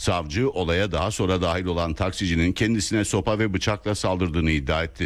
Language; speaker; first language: Turkish; native; Turkish